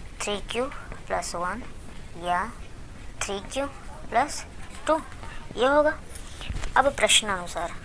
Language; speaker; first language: Hindi; native; Hindi